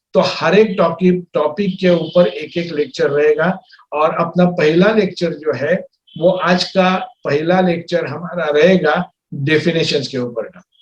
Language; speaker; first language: Hindi; non-native, local second language; Marathi